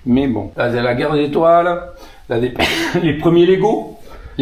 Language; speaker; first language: French; native; French